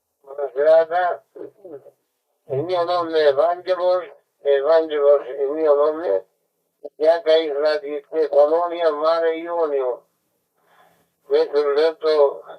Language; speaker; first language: Italian; non-native, learner; Greek